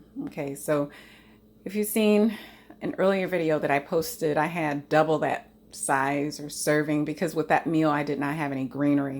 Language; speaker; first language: English; native; English